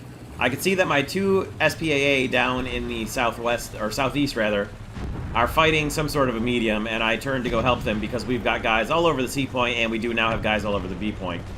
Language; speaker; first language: English; native; English